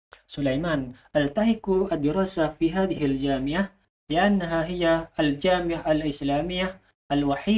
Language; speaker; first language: Arabic; non-native, learner; Indonesian